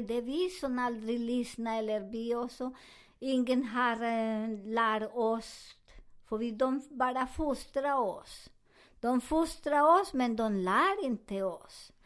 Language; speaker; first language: Swedish; non-native, learner; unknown